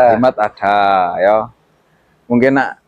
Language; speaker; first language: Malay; non-native, local second language; Javanese